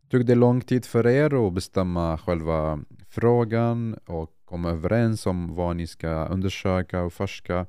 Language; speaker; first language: Swedish; non-native, fluent; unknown